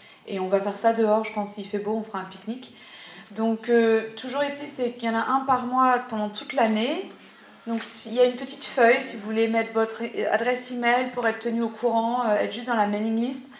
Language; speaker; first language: French; native; French